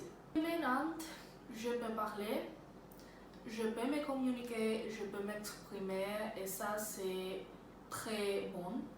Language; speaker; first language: French; non-native, learner; Spanish